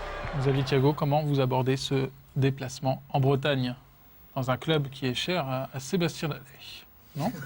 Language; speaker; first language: French; native; French